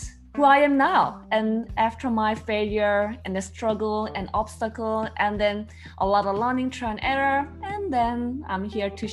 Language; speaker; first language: English; non-native, learner; Korean